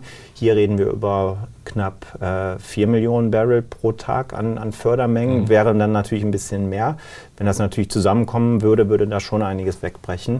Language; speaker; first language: German; native; German